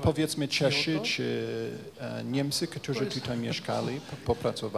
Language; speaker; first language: Polish; non-native, fluent; Japanese